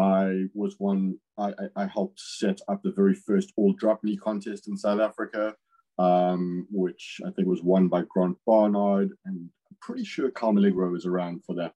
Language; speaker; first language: English; native; English